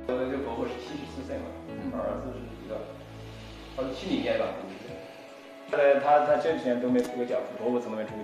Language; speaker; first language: Chinese; native; Chinese